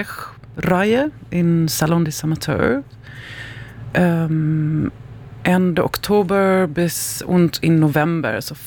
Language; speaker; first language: German; non-native, learner; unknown